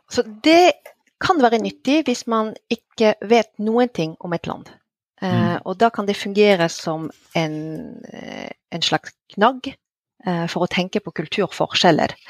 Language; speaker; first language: Norwegian; non-native, fluent; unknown